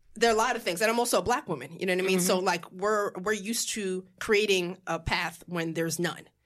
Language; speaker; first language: English; native; English